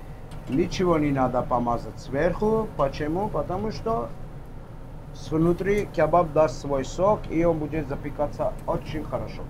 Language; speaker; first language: Russian; non-native, fluent; Armenian